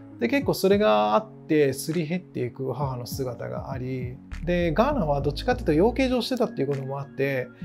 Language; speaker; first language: Japanese; early bilingual, other home language; English